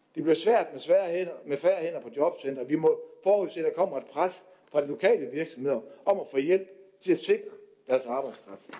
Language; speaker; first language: Danish; native; Danish